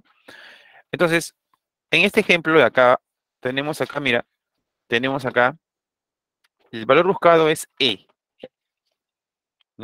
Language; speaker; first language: Spanish; native; Spanish